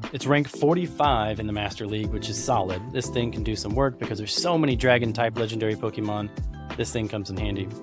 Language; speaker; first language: English; native; English